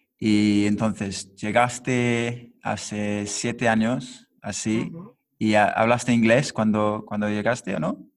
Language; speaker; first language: Spanish; non-native, fluent; English